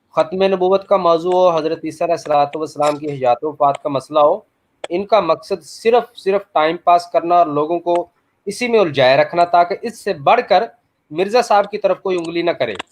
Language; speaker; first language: Urdu; non-native, local second language; Punjabi